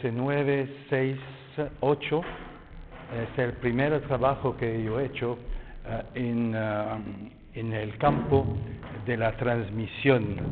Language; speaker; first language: Spanish; non-native, fluent; French